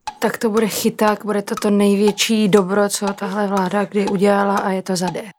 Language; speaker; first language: Czech; native; Czech